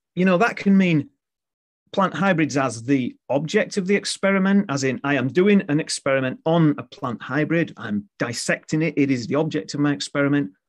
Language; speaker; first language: English; native; English